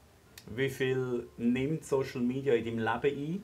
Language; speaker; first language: German; native; German